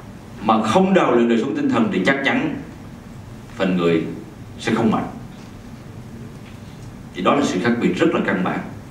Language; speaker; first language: Vietnamese; native; Vietnamese